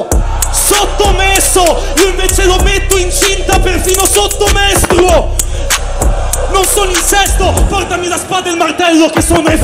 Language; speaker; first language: Italian; native; Italian